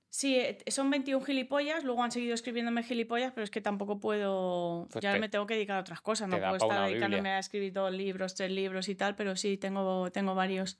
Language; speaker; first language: Spanish; early bilingual, other home language; English